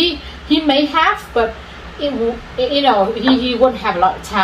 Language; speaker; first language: English; non-native, fluent; Vietnamese